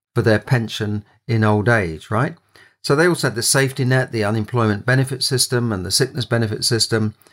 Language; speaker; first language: English; native; English